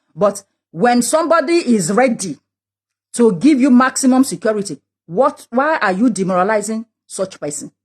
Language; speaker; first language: English; non-native, local second language; Yoruba